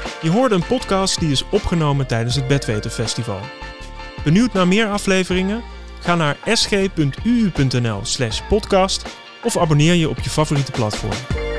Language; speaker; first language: Dutch; native; Dutch